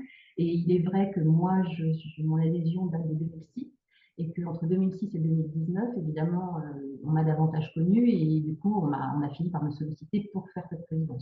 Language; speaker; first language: French; native; French